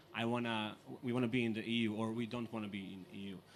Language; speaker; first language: English; non-native, fluent; Serbian